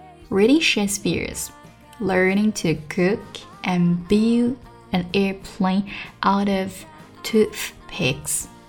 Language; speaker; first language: English; non-native, fluent; Chinese